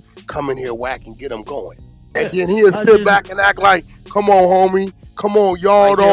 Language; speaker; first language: English; native; English